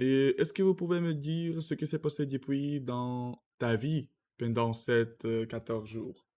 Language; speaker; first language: French; non-native, learner; Russian